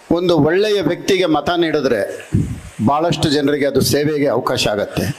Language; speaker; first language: Kannada; native; Kannada